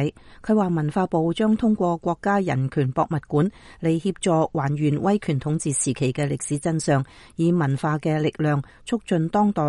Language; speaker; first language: Chinese; native; Chinese